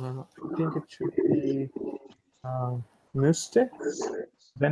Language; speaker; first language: German; non-native, learner; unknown